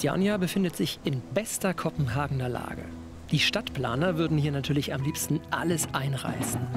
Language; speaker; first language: German; native; German